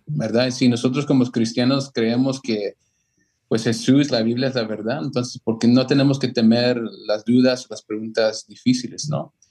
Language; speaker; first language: Spanish; early bilingual, heritage; Spanish